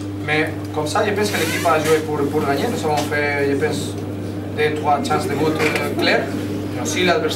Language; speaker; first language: French; non-native, learner; Spanish